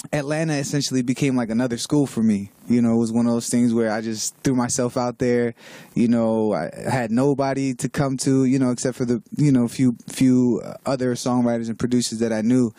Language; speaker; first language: English; native; English